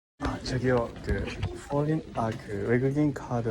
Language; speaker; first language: Korean; non-native, learner; Japanese